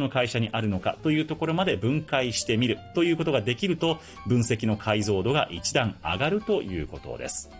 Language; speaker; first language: Japanese; native; Japanese